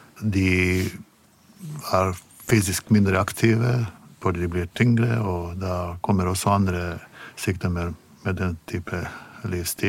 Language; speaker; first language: Norwegian; non-native, fluent; Bosnian